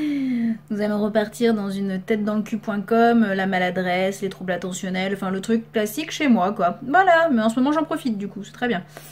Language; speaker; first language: French; native; French